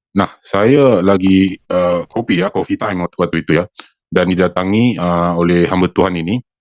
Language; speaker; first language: Malay; native; Malay